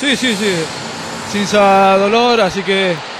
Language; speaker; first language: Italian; non-native, learner; Spanish